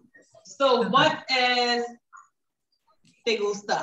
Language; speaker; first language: Spanish; non-native, learner; English